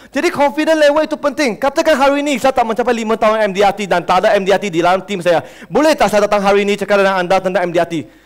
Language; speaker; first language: Malay; non-native, local second language; Chinese